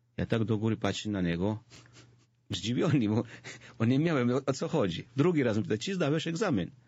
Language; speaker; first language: Polish; non-native, fluent; Georgian